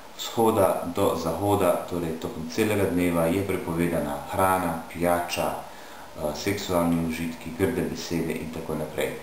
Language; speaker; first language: Slovenian; non-native, local second language; Bosnian